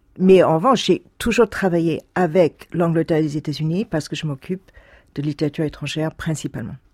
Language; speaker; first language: French; non-native, fluent; English